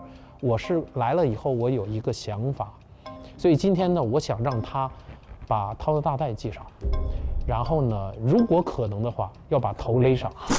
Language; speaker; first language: Chinese; native; Chinese